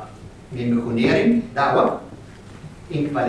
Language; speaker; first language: Swedish; non-native, fluent; Arabic